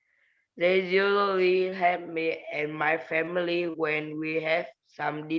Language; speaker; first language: English; non-native, learner; Vietnamese